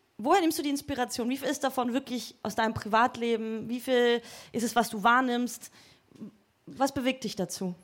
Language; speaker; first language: German; native; German